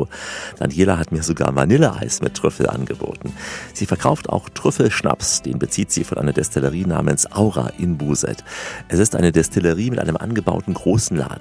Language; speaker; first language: German; native; German